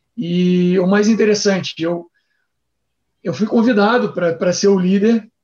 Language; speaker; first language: Portuguese; native; Portuguese